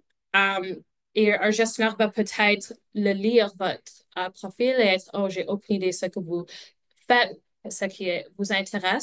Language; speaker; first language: French; non-native, local second language; English